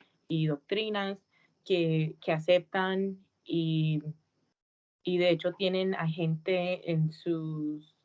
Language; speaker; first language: Spanish; early bilingual, heritage; English